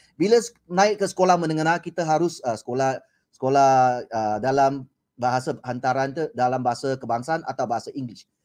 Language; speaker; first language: Malay; non-native, local second language; Chinese